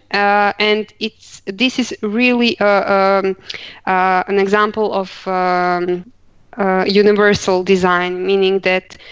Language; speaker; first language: English; non-native, fluent; Croatian